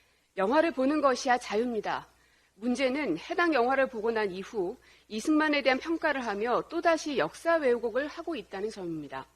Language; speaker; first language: Korean; native; Korean